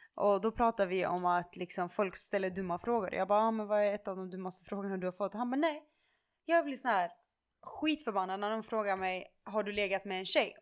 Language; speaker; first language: Swedish; early bilingual, other home language; Kurdish